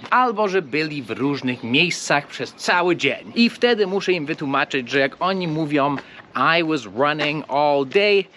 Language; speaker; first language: Polish; non-native, fluent; English